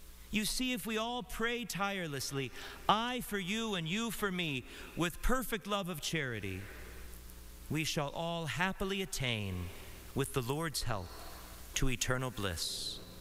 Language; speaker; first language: English; native; English